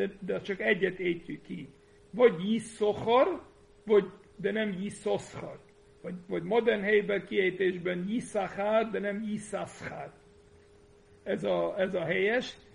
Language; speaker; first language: Hungarian; non-native, fluent; English